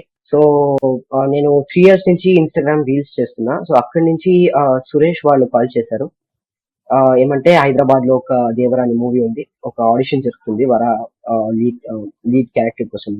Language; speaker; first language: Telugu; non-native, learner; Kannada